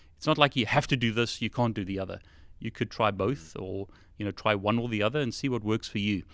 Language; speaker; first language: English; native; English